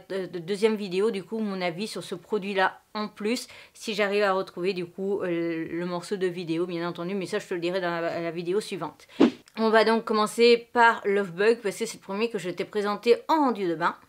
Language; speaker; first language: French; native; French